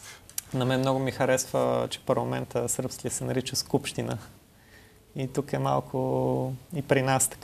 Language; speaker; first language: Bulgarian; native; Bulgarian